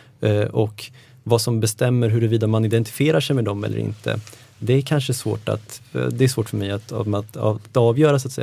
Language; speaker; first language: Swedish; native; Swedish